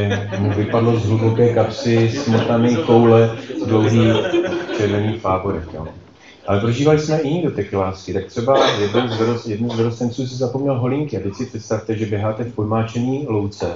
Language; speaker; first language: Czech; native; Czech